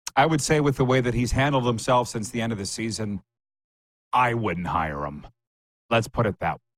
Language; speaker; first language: English; native; English